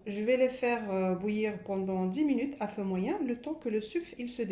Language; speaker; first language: French; non-native, local second language; Arabic